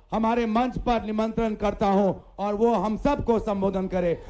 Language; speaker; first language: Hindi; non-native, local second language; Assamese